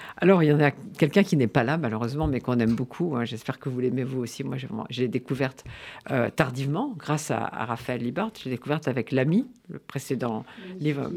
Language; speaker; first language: French; native; French